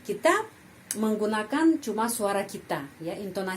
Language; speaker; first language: Indonesian; non-native, fluent; Russian